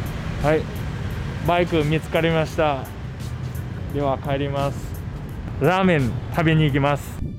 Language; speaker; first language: Japanese; non-native, fluent; Vietnamese